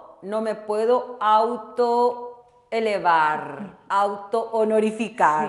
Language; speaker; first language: Spanish; non-native, local second language; Korean